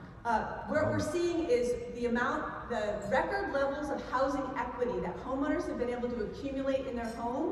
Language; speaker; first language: English; native; English